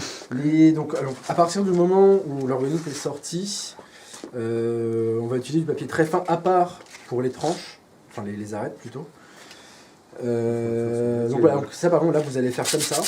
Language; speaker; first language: French; native; French